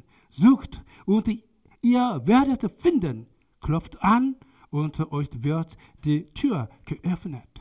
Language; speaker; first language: German; non-native, learner; Korean